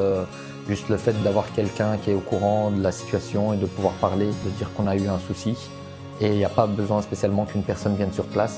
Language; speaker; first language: French; native; French